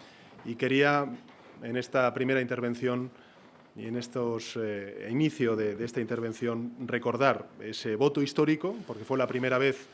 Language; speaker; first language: Spanish; native; Spanish